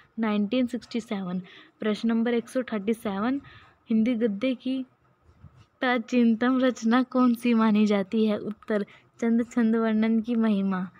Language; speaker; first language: Hindi; native; Hindi